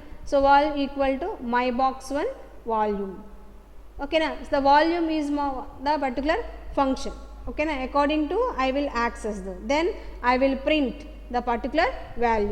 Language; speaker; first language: English; non-native, local second language; Telugu